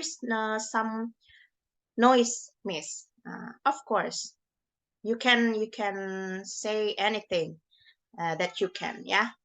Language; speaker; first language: English; non-native, learner; Indonesian